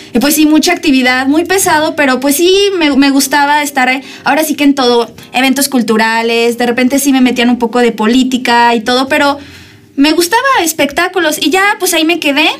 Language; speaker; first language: Spanish; native; Spanish